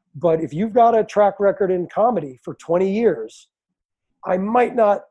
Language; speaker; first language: English; native; English